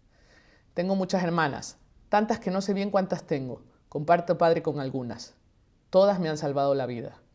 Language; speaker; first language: Spanish; native; Spanish